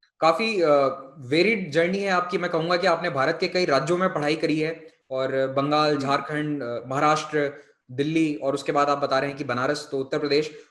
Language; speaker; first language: Hindi; native; Hindi